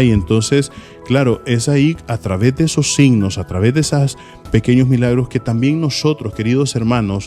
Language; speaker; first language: Spanish; native; Spanish